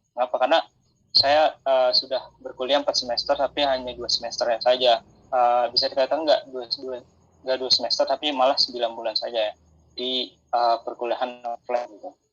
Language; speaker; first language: Indonesian; native; Indonesian